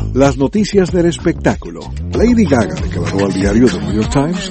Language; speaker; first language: Spanish; native; Spanish